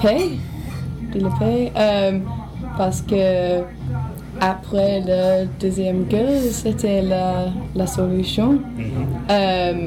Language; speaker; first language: French; non-native, learner; English